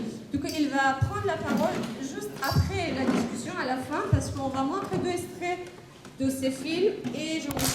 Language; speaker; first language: French; non-native, fluent; Persian